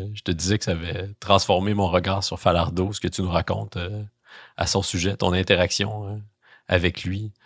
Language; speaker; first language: French; native; French